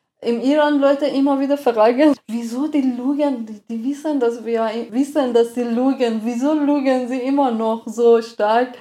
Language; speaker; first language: German; non-native, fluent; Persian